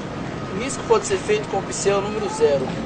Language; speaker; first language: Portuguese; native; Portuguese